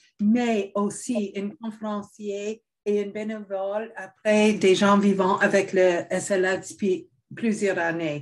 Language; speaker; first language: French; non-native, fluent; English